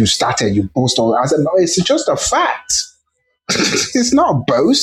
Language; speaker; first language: English; native; English